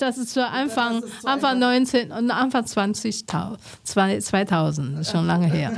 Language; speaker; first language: German; non-native, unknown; Chinese